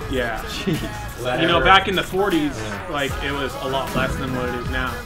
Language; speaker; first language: English; native; English